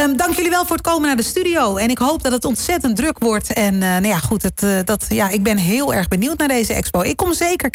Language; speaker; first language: Dutch; native; Dutch